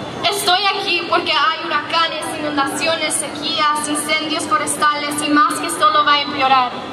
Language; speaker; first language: Spanish; native; Spanish